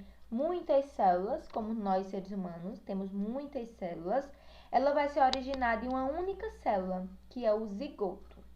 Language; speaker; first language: Portuguese; native; Portuguese